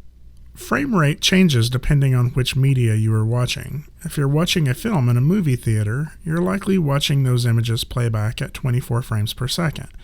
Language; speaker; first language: English; native; English